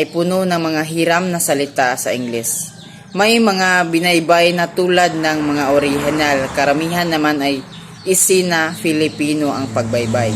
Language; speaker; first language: Filipino; non-native, local second language; Cebuano